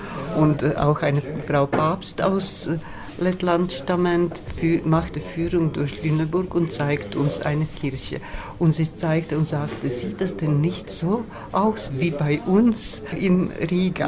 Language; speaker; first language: German; non-native, fluent; Latvian